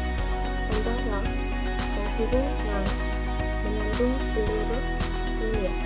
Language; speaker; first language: Indonesian; non-native, learner; Korean